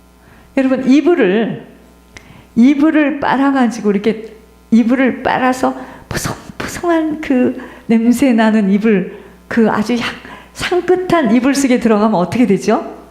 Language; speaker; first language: Korean; native; Korean